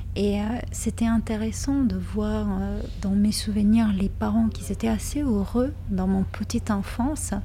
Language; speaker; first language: French; non-native, fluent; Lithuanian